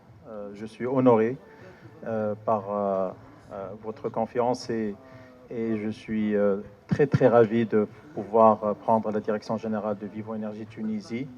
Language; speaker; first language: French; non-native, local second language; Arabic